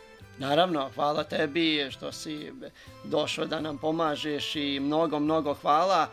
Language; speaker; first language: Serbian; native; Serbian